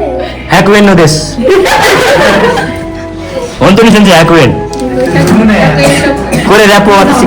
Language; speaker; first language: Japanese; non-native, learner; Nepali